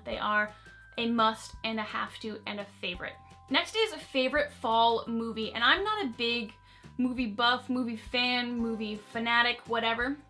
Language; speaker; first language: English; native; English